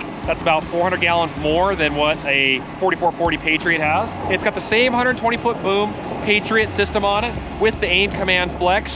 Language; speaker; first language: English; native; English